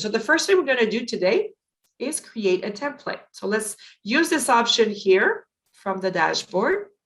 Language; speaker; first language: English; native; English